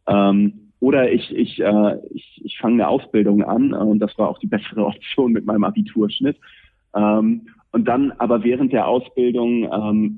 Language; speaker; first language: German; native; German